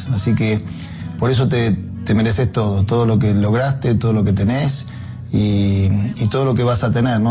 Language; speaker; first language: Spanish; native; Spanish